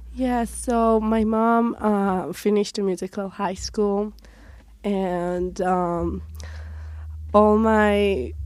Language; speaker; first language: English; non-native, fluent; Hebrew